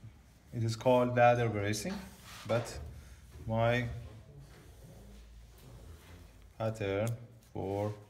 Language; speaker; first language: English; non-native, learner; Persian